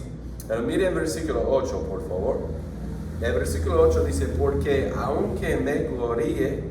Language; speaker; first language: Spanish; non-native, fluent; English